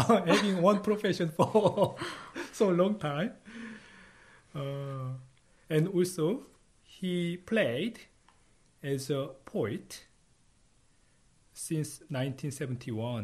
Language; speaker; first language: English; non-native, fluent; Korean